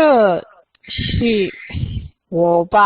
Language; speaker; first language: Chinese; non-native, learner; English